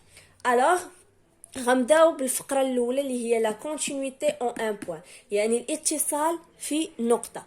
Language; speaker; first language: Arabic; native; Arabic